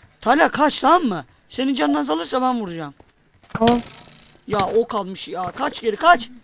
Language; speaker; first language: Turkish; native; Turkish